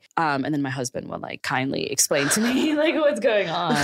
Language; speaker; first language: English; non-native, local second language; Urdu